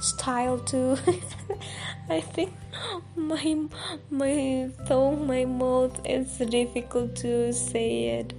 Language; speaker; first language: English; non-native, local second language; Indonesian